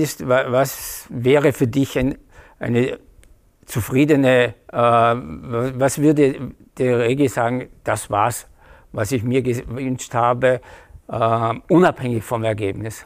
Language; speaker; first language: German; native; German